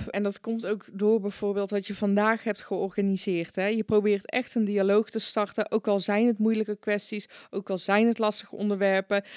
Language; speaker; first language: Dutch; early bilingual, other home language; Persian